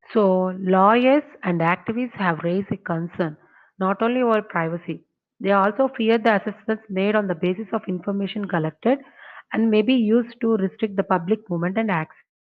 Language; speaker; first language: English; non-native, local second language; Telugu